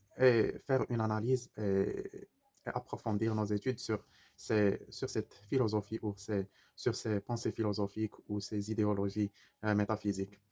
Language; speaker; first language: French; non-native, fluent; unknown